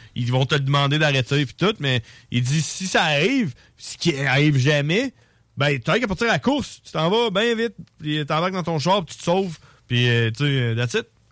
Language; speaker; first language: French; native; French